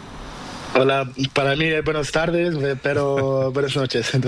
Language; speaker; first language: Spanish; non-native, learner; Portuguese